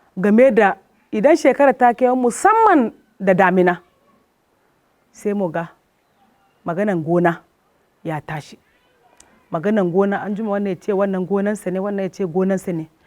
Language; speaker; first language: Hausa; native; Hausa